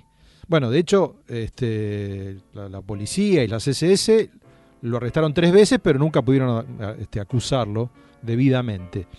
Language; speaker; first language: Spanish; native; Spanish